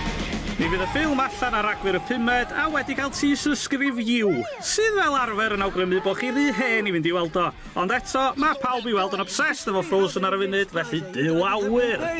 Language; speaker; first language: Welsh; native; Welsh